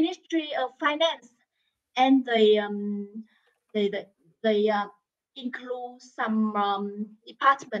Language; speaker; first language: English; non-native, learner; Vietnamese